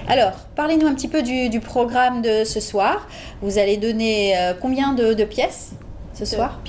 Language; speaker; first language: French; native; French